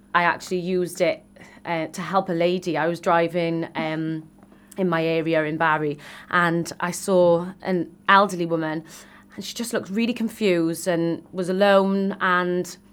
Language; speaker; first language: English; native; English